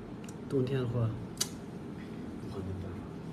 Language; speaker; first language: Chinese; non-native, local second language; Tibetan